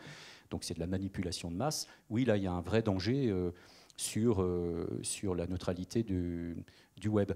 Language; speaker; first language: French; native; French